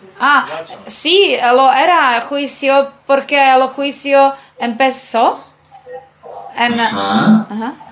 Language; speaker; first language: Spanish; non-native, learner; Czech